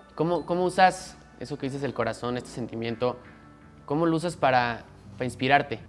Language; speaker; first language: Spanish; native; Spanish